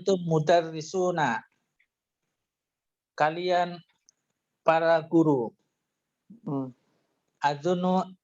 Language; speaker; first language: Arabic; non-native, learner; Indonesian